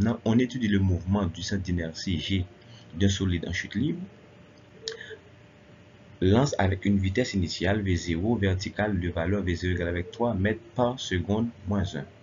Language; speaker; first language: French; non-native, local second language; Haitian Creole